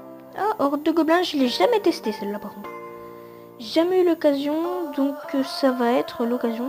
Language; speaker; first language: French; native; French